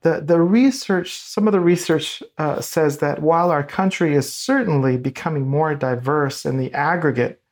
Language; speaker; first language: English; native; English